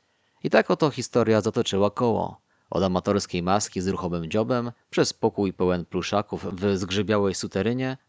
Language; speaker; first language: Polish; native; Polish